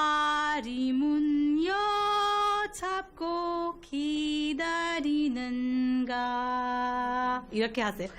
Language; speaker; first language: Korean; non-native, learner; Nepali